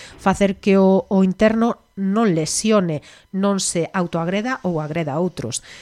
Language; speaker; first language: Galician; native; Galician